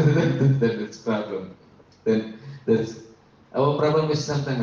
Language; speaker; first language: English; non-native, learner; Indonesian